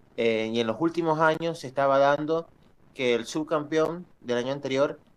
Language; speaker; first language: Spanish; native; Spanish